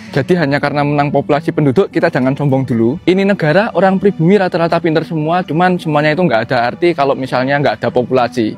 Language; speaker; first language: Indonesian; native; Indonesian